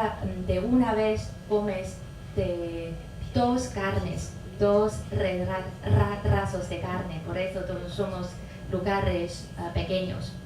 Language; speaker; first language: Spanish; non-native, fluent; Chinese